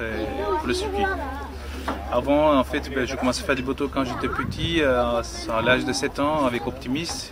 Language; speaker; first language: French; non-native, fluent; Turkish